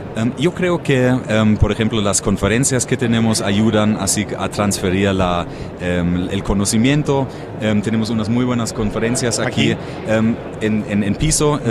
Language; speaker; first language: Spanish; non-native, fluent; German